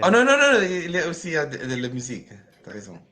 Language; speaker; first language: French; non-native, learner; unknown